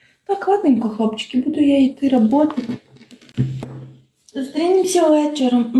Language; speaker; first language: Polish; non-native, learner; Ukrainian